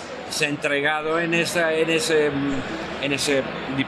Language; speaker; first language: Spanish; non-native, fluent; Italian